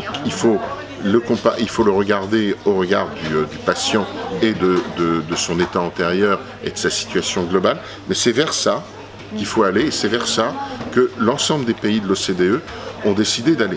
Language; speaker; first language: French; native; French